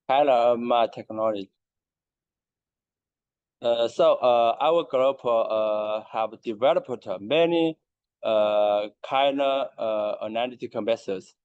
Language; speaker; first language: English; non-native, learner; Chinese